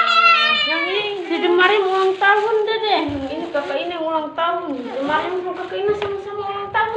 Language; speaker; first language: Indonesian; early bilingual, heritage; Indonesian